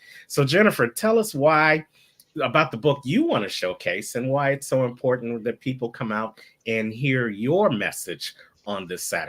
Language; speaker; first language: English; native; English